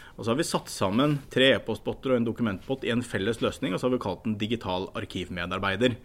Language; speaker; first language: Norwegian; native; Norwegian